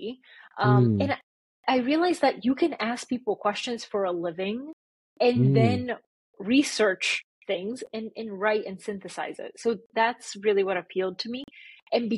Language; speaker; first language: English; early bilingual, other home language; Bulgarian